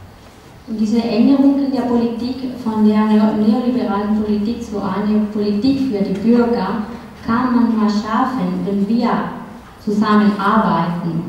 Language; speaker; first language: German; non-native, fluent; Spanish